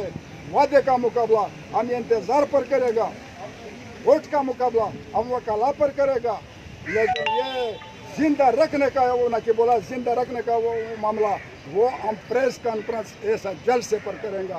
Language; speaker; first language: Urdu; non-native, local second language; Pashto